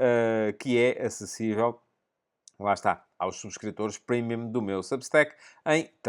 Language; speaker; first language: Portuguese; native; Portuguese